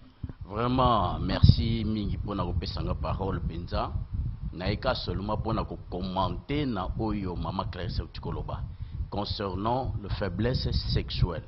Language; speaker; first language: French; non-native, local second language; Lingala